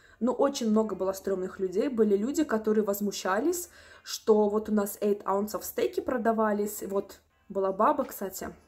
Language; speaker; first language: Russian; native; Russian